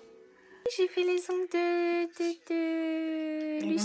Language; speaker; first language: French; native; French